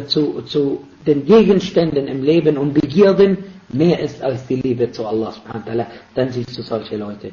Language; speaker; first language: German; non-native, fluent; Arabic